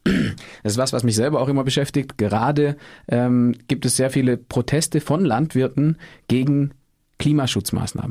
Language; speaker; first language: German; native; German